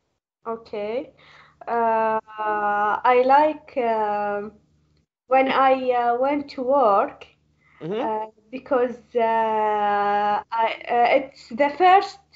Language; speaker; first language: English; non-native, learner; Arabic